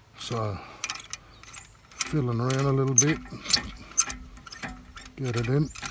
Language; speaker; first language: English; native; English